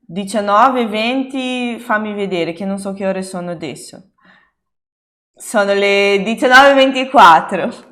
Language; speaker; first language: Italian; non-native, fluent; Portuguese